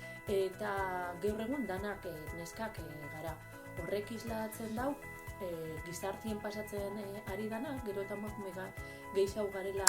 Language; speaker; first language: Basque; native; Basque